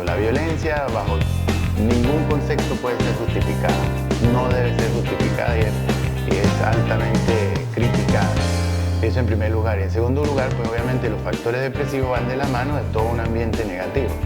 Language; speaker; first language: Spanish; native; Spanish